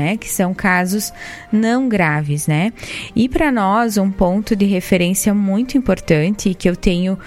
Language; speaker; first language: Portuguese; native; Portuguese